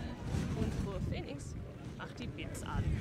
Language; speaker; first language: German; non-native, learner; Dutch